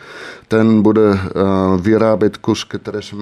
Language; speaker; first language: Czech; non-native, fluent; Dutch